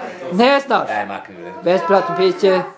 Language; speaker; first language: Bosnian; non-native, learner; Norwegian